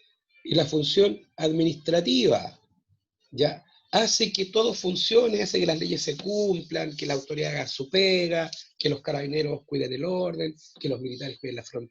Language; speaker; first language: Spanish; native; Spanish